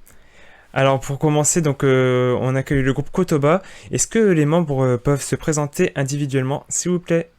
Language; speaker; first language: French; native; French